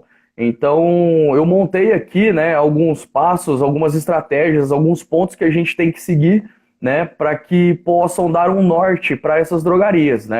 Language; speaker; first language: Portuguese; native; Portuguese